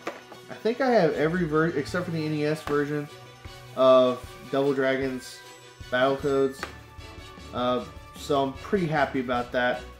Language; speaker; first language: English; native; English